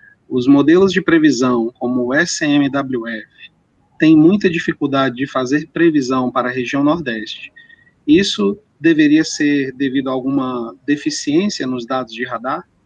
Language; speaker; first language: Portuguese; native; Portuguese